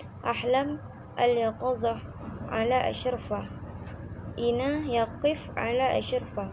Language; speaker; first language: Arabic; non-native, learner; Indonesian